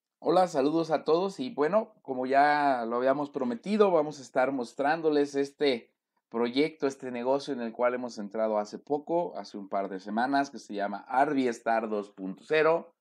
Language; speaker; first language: Spanish; native; Spanish